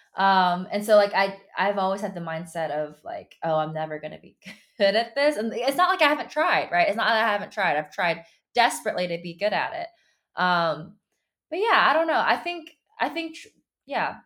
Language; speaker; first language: English; early bilingual, other home language; Chinese